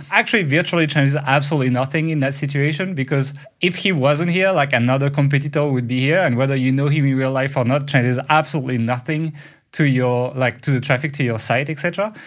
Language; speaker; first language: English; non-native, fluent; French